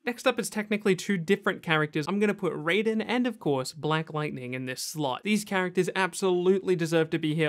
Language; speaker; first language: English; native; English